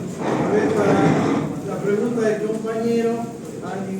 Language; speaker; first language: Spanish; native; Spanish